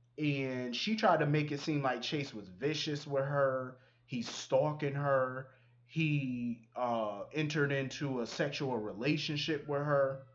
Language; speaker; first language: English; native; English